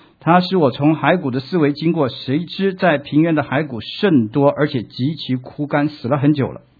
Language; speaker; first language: Chinese; native; Chinese